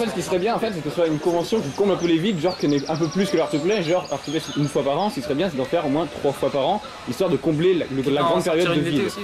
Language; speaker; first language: French; native; French